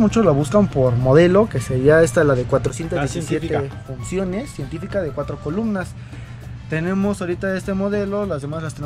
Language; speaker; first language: Spanish; native; Spanish